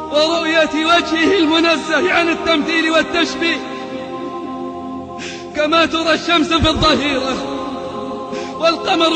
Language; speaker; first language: Arabic; native; Arabic